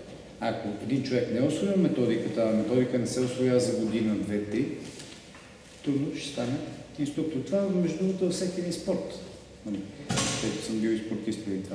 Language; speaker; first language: Bulgarian; native; Bulgarian